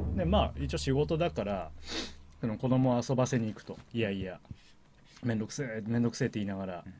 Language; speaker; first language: Japanese; native; Japanese